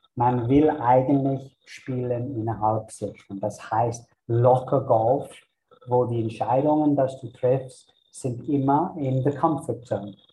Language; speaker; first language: German; non-native, fluent; English